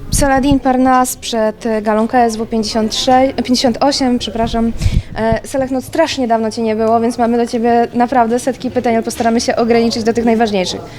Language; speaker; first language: Polish; native; Polish